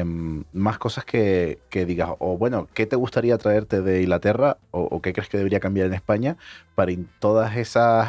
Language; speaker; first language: Spanish; native; Spanish